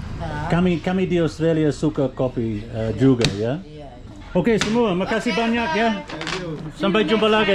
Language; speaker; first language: Indonesian; non-native, learner; English